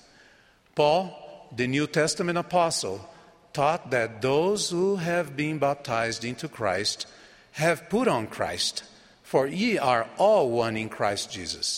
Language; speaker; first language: English; non-native, fluent; Portuguese